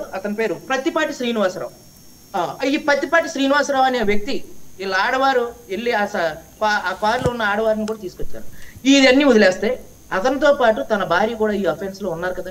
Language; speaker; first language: Telugu; native; Telugu